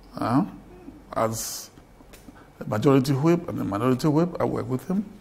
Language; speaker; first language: English; non-native, local second language; Ga